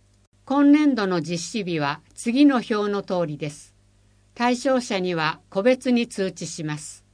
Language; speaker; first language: Japanese; native; Japanese